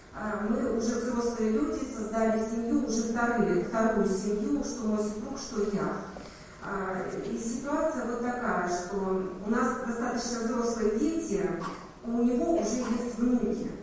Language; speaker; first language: Russian; native; Russian